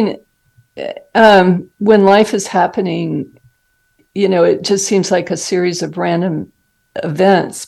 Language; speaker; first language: English; native; English